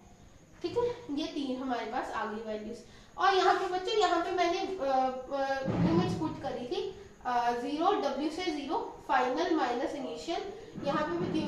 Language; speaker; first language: Hindi; native; Hindi